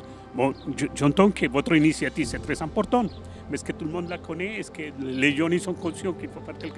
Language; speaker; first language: French; non-native, fluent; Spanish